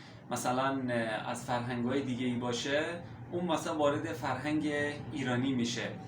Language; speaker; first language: Persian; native; Persian